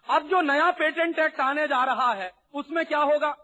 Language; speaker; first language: Hindi; native; Hindi